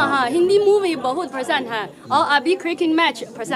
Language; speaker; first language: Hindi; non-native, learner; Chinese